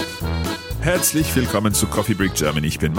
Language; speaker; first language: German; non-native, learner; English